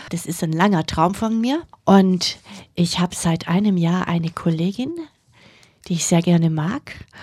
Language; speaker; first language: German; native; German